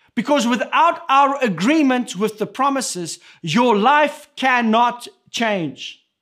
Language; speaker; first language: English; non-native, local second language; Afrikaans